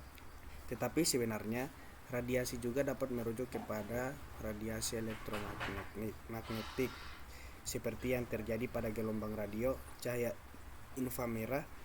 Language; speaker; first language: Indonesian; native; Indonesian